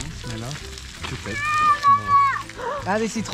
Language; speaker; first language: French; native; French